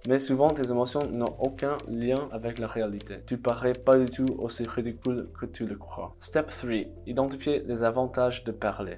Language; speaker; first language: French; non-native, fluent; English